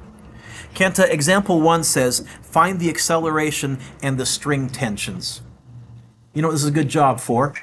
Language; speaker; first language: English; native; English